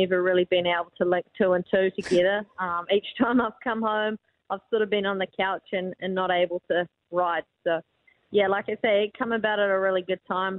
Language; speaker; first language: English; native; English